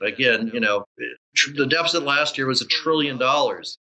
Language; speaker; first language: English; native; English